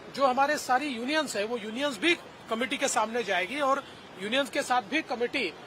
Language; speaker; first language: Hindi; non-native, local second language; Marathi